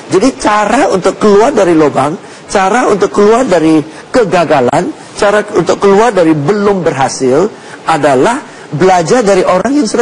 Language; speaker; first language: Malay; non-native, local second language; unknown